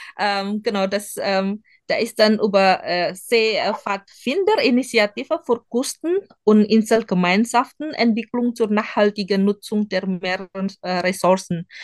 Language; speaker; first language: German; non-native, learner; Indonesian